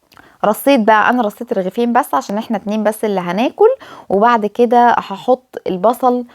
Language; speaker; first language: Arabic; native; Arabic